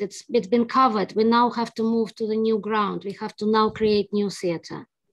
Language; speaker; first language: English; non-native, fluent; Ukrainian